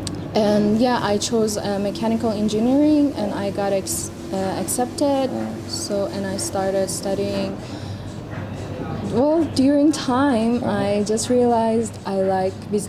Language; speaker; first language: English; non-native, fluent; Persian